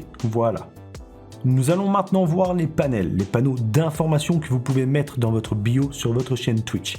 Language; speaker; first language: French; native; French